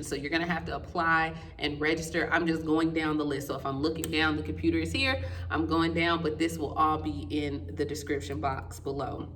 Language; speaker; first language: English; native; English